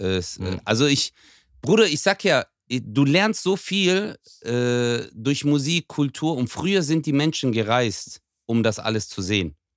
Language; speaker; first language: German; early bilingual, other home language; Turkish